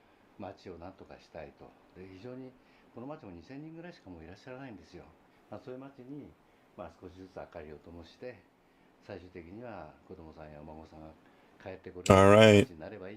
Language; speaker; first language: Japanese; native; Japanese